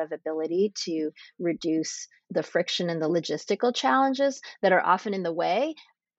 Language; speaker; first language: English; native; English